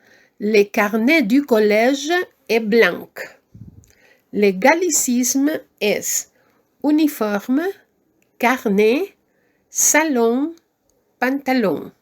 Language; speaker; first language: French; non-native, fluent; Spanish